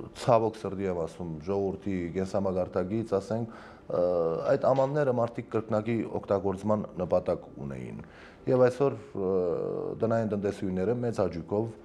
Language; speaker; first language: Armenian; early bilingual, heritage; Armenian